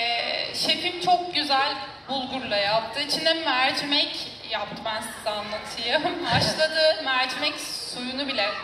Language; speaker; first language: Turkish; native; Turkish